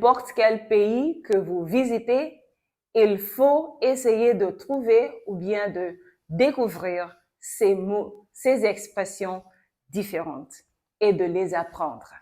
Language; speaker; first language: French; non-native, local second language; Yoruba